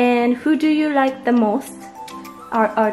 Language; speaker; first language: English; non-native, learner; Japanese